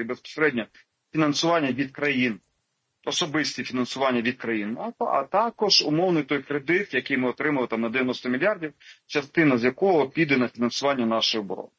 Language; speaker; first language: Ukrainian; native; Ukrainian